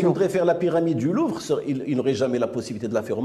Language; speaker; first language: French; non-native, local second language; Arabic